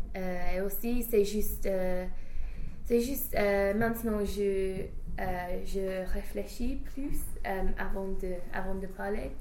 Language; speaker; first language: French; non-native, fluent; English